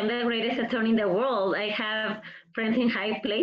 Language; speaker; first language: English; non-native, fluent; Spanish